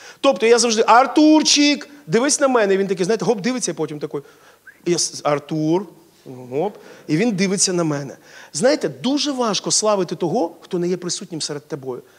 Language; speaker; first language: Ukrainian; non-native, local second language; Russian